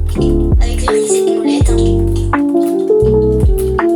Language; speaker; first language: French; native; French